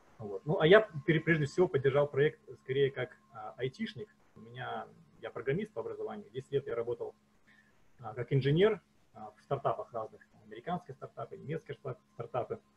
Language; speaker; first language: Russian; native; Russian